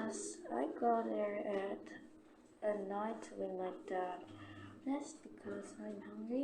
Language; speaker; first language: English; non-native, learner; Korean